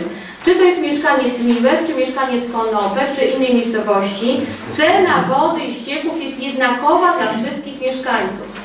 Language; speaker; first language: Polish; native; Polish